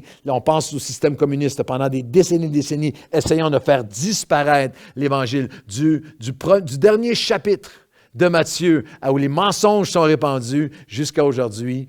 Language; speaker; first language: French; native; French